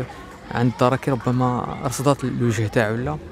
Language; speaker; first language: Arabic; native; Arabic